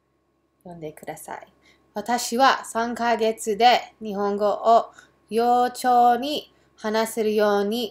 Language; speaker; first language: Japanese; early bilingual, heritage; English